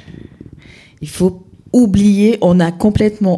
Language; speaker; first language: French; native; French